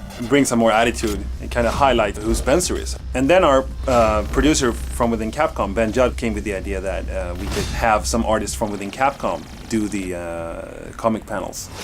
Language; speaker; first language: English; non-native, fluent; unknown